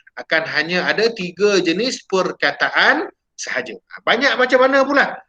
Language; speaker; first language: Malay; native; Malay